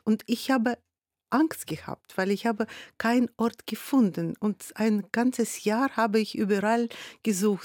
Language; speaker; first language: German; non-native, fluent; Russian